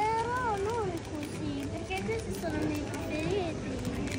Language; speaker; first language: Italian; early bilingual, other home language; Filipino